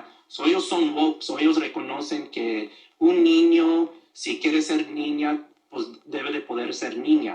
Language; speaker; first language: Spanish; early bilingual, other home language; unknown